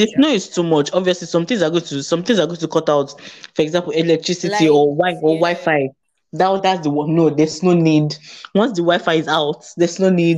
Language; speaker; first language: English; non-native, local second language; Yoruba